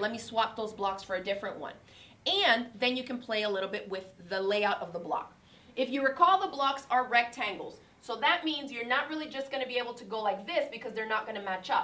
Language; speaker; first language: English; native; English